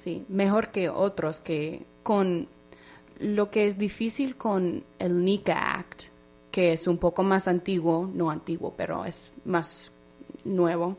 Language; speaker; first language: Spanish; non-native, fluent; English